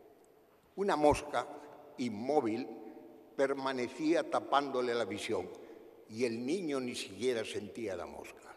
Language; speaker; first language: Spanish; native; Spanish